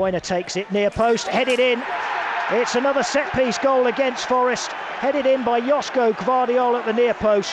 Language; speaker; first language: English; native; English